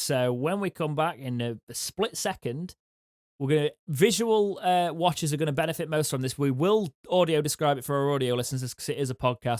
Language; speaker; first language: English; native; English